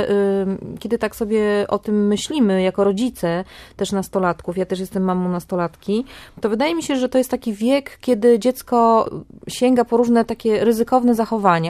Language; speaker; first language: Polish; native; Polish